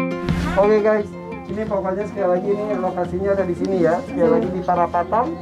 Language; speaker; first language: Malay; non-native, local second language; Sundanese